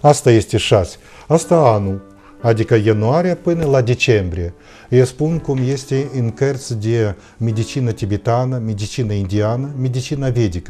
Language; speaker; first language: Romanian; non-native, fluent; Russian